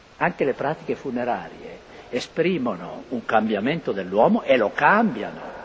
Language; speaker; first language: Italian; native; Italian